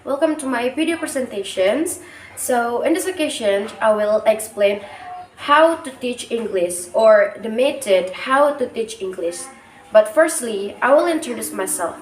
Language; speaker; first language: English; non-native, learner; Indonesian